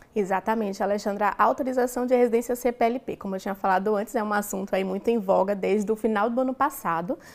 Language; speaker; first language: Portuguese; native; Portuguese